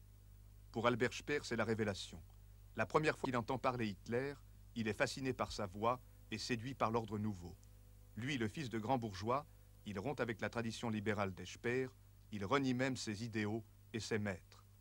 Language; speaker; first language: French; native; French